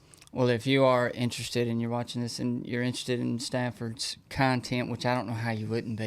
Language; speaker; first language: English; native; English